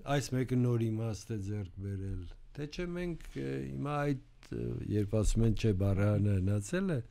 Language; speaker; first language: Armenian; native; Armenian